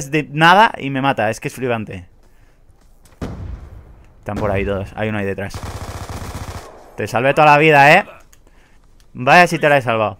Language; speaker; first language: Spanish; native; Spanish